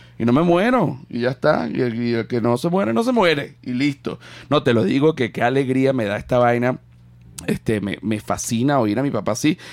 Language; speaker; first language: Spanish; native; Spanish